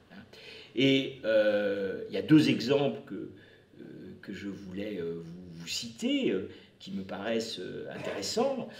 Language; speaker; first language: French; native; French